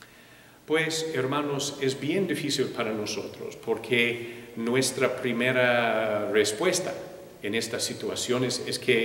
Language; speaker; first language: Spanish; non-native, fluent; English